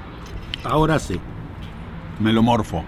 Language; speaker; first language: Spanish; native; Spanish